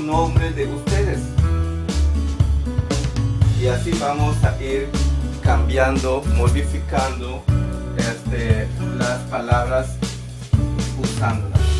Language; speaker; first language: Spanish; non-native, local second language; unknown